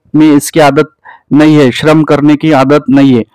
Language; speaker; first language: Hindi; non-native, local second language; Marathi